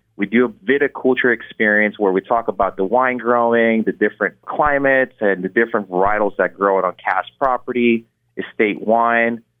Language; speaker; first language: English; non-native, local second language; Filipino